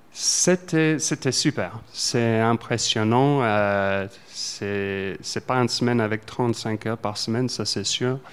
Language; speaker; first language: French; non-native, fluent; English